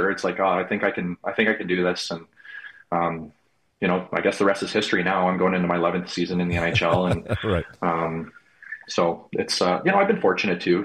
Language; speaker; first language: English; native; English